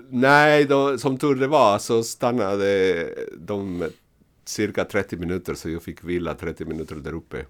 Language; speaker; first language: Swedish; non-native, fluent; Spanish